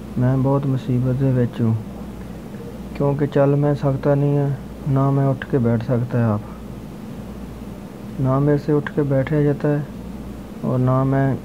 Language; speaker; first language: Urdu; non-native, local second language; Punjabi